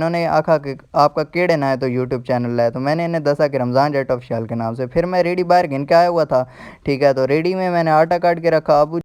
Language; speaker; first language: Urdu; non-native, local second language; Punjabi